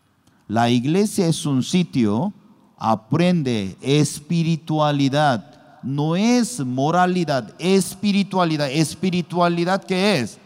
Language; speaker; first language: Spanish; non-native, learner; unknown